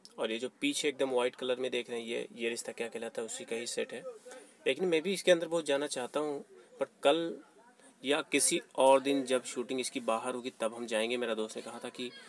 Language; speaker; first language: Hindi; native; Hindi